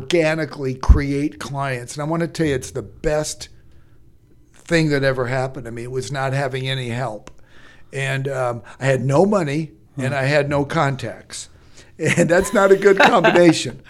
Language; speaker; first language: English; native; English